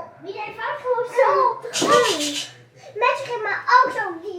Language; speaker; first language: Dutch; early bilingual, other home language; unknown